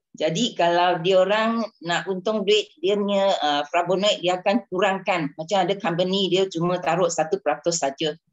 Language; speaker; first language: Malay; non-native, local second language; Chinese